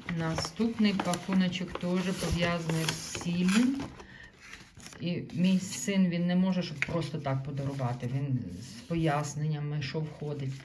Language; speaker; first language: Ukrainian; native; Ukrainian